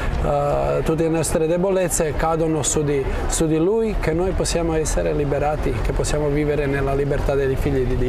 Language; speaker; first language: Italian; non-native, fluent; Croatian